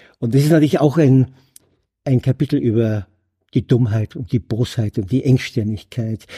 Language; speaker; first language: German; native; German